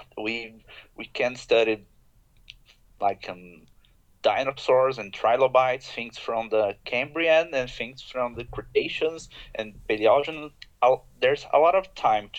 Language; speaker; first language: English; non-native, fluent; Portuguese